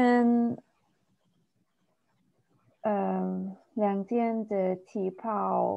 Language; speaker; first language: Chinese; non-native, learner; English